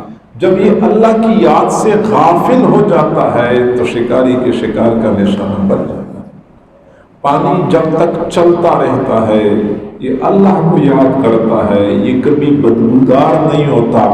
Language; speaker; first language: Urdu; native; Urdu